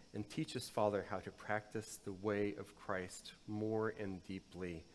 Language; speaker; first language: English; native; English